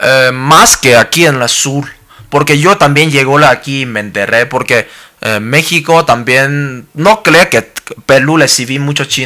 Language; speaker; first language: Spanish; non-native, learner; Cantonese